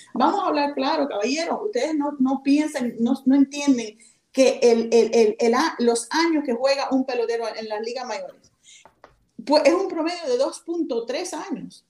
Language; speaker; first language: Spanish; native; Spanish